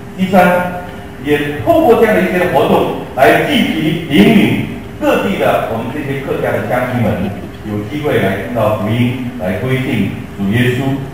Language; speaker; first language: Chinese; non-native, local second language; Hakka Chinese